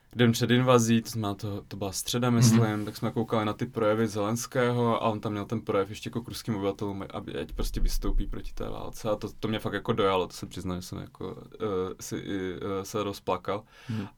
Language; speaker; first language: Czech; native; Czech